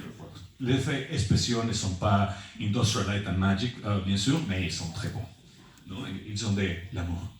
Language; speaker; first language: French; non-native, fluent; Spanish